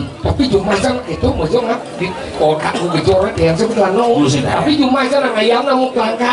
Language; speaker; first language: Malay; non-native, local second language; Balinese